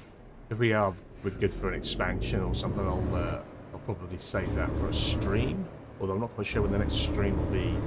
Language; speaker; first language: English; native; English